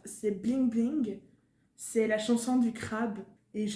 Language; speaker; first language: French; native; French